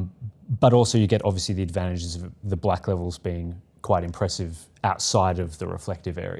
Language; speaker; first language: English; native; English